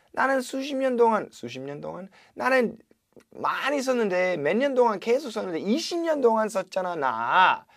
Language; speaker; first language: Korean; non-native, fluent; English